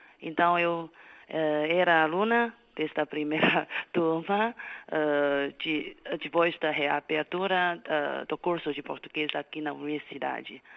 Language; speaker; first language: Portuguese; non-native, fluent; Chinese